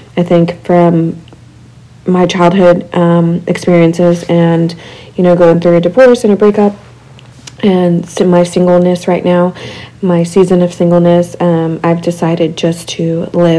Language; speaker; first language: English; early bilingual, other home language; Spanish